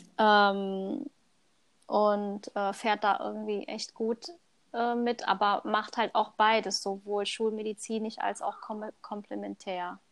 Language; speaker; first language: German; early bilingual, other home language; Thai